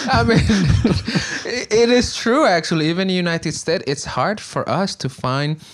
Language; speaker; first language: English; non-native, fluent; Indonesian